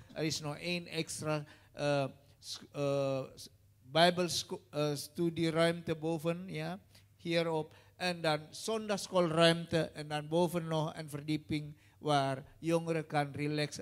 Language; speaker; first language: Dutch; non-native, learner; Indonesian